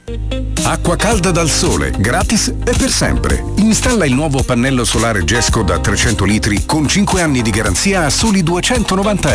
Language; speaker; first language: Italian; native; Italian